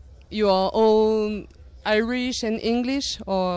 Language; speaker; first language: English; non-native, learner; French